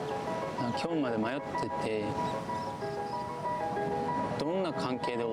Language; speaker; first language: Japanese; native; Japanese